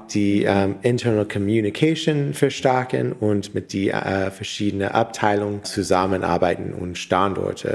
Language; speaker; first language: German; non-native, learner; English